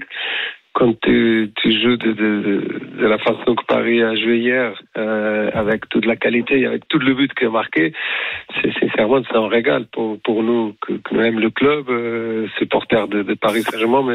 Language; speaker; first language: French; non-native, fluent; Portuguese